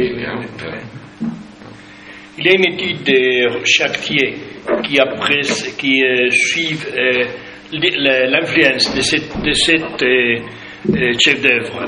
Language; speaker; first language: French; non-native, fluent; Spanish